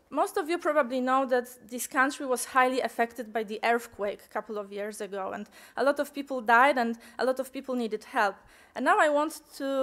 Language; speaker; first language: English; non-native, fluent; Polish